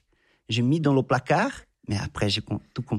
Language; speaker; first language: French; non-native, fluent; Portuguese